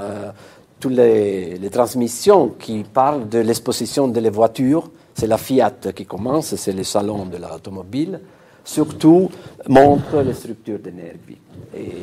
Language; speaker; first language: French; non-native, fluent; Italian